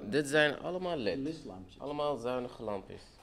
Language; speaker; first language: Dutch; non-native, fluent; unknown